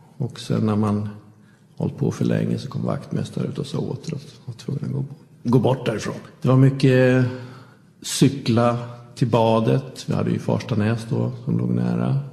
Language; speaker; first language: Swedish; native; Swedish